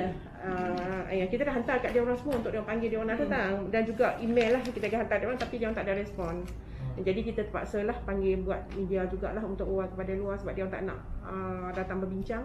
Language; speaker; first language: Malay; native; Malay